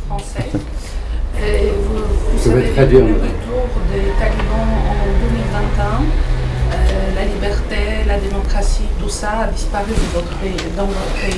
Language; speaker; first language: French; non-native, fluent; Polish